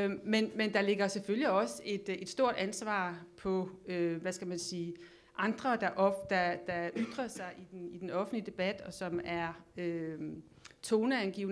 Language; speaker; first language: Danish; native; Danish